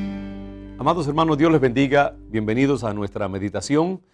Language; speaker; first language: Spanish; native; Spanish